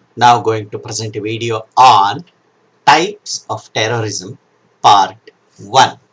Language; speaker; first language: English; non-native, local second language; Kannada